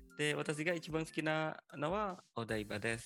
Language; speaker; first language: Japanese; non-native, fluent; Indonesian